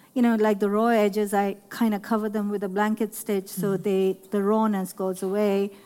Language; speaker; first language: English; non-native, local second language; Urdu